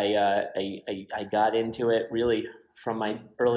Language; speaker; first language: English; native; English